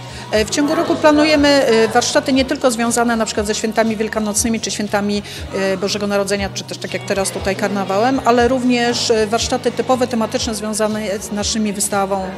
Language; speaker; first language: Polish; native; Polish